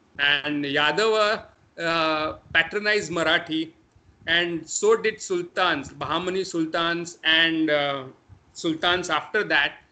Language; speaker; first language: English; non-native, local second language; Marathi